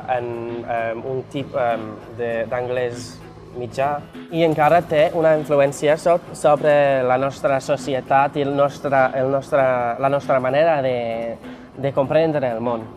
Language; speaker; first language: Catalan; non-native, fluent; English